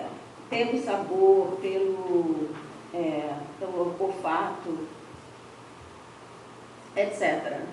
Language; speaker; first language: Portuguese; non-native, fluent; English